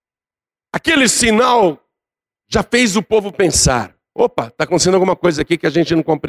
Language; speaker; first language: Portuguese; native; Portuguese